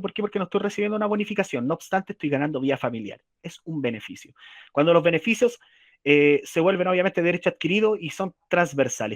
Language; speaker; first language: Spanish; native; Spanish